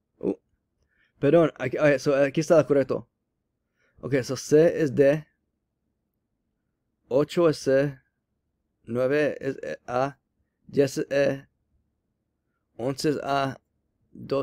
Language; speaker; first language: Spanish; non-native, learner; English